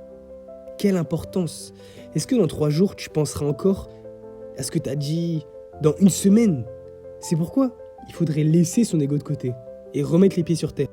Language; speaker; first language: French; native; French